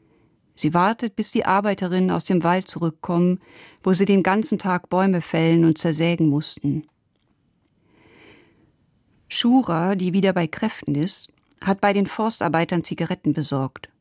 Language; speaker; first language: German; native; German